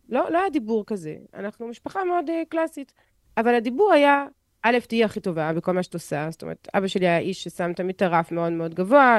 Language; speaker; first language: Hebrew; non-native, fluent; French